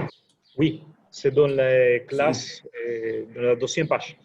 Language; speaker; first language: French; non-native, fluent; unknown